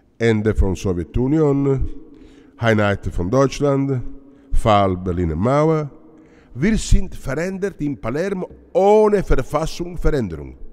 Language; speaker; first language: German; non-native, fluent; Italian